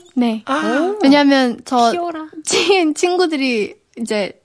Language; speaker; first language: Korean; early bilingual, heritage; English